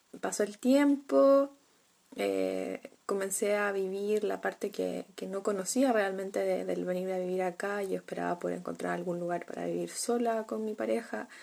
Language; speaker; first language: Spanish; native; Spanish